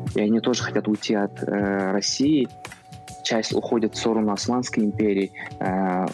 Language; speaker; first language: Russian; non-native, local second language; Kazakh